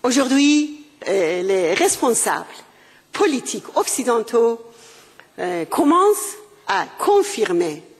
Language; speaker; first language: French; non-native, fluent; Persian